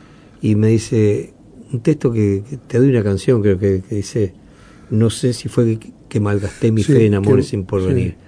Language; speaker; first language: Spanish; native; Spanish